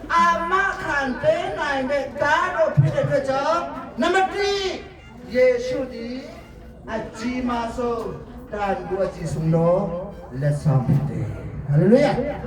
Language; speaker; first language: Burmese; non-native, local second language; Hakha Chin